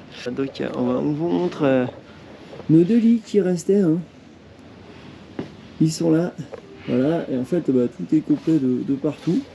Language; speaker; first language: French; native; French